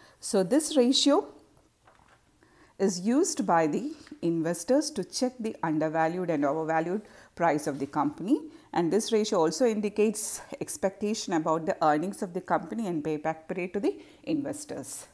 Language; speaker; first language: English; non-native, local second language; Malayalam